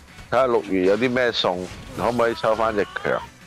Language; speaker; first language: Cantonese; native; Cantonese